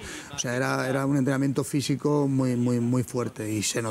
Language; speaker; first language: Spanish; native; Spanish